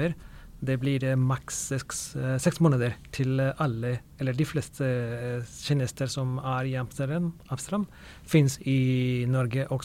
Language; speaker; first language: Norwegian; non-native, fluent; Spanish